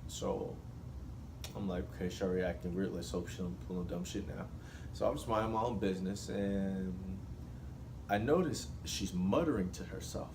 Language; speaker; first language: English; native; English